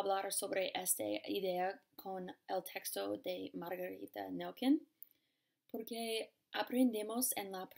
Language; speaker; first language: Spanish; non-native, learner; English